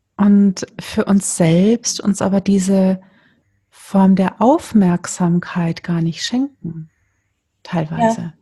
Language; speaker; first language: German; native; German